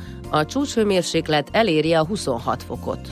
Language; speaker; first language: Hungarian; native; Hungarian